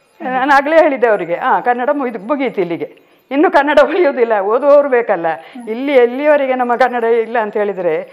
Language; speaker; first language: Kannada; non-native, local second language; Malayalam